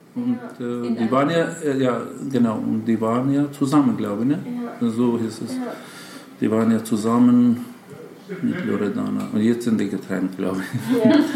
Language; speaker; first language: German; non-native, fluent; Macedonian